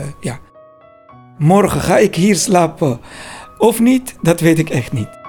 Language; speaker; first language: Dutch; non-native, learner; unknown